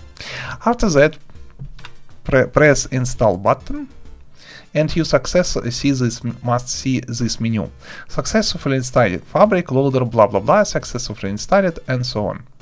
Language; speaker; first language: English; non-native, learner; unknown